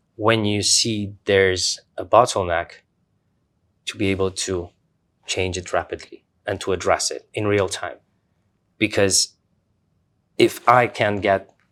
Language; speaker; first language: English; non-native, fluent; Romanian